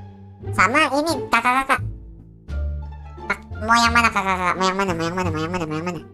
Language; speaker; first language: Indonesian; native; Indonesian